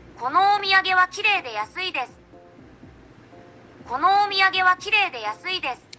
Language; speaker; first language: Japanese; non-native, learner; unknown